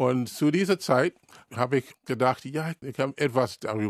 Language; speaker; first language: German; non-native, learner; English